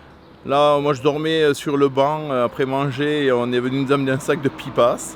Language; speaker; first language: French; native; French